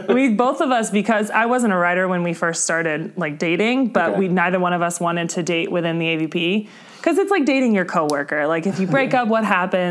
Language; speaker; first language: English; native; English